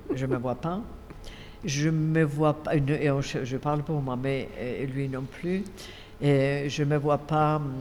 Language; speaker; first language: French; non-native, fluent; Spanish